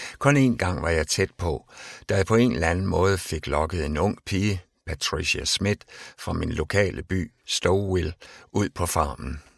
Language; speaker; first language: Danish; native; Danish